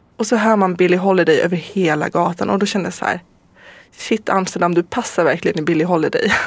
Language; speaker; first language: Swedish; native; Swedish